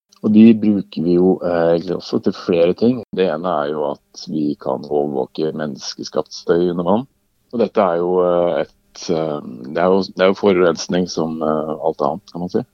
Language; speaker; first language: Norwegian; native; Norwegian